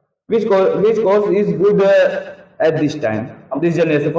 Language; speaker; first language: English; non-native, learner; Hindi